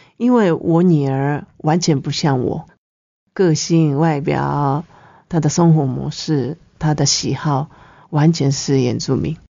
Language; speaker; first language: Chinese; non-native, fluent; Japanese